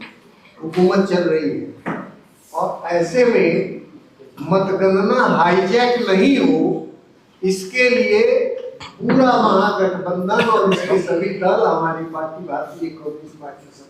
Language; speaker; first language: Hindi; native; Hindi